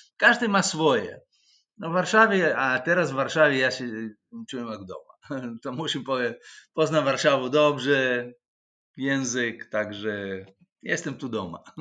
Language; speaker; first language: Polish; non-native, fluent; Russian